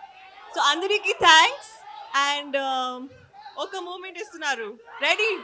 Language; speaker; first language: Telugu; non-native, learner; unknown